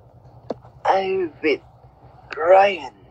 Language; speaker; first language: English; non-native, learner; Thai